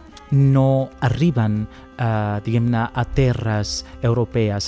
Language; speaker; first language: Catalan; non-native, fluent; Italian